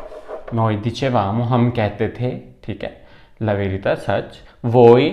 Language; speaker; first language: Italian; non-native, fluent; Urdu